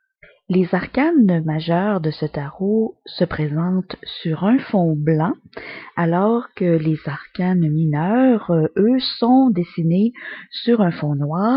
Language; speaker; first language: French; native; French